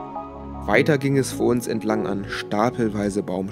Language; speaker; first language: German; native; German